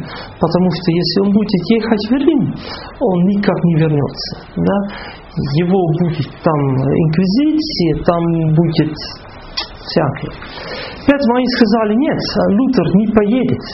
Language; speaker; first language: Russian; non-native, fluent; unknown